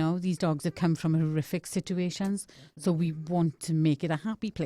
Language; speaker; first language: English; native; English